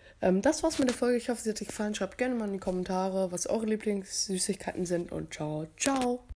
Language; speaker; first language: German; native; German